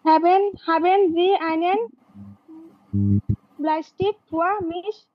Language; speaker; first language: German; non-native, learner; Bangla